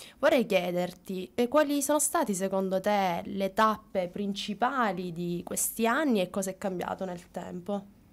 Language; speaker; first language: Italian; native; Italian